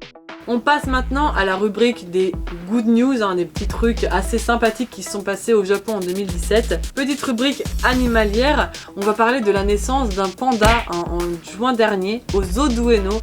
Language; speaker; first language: French; native; French